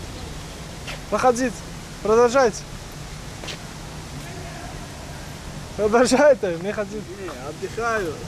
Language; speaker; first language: Russian; non-native, learner; Arabic